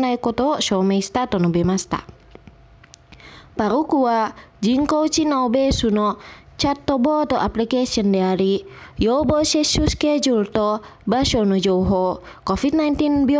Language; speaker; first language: Japanese; non-native, fluent; Indonesian